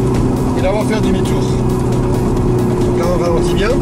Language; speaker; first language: French; native; French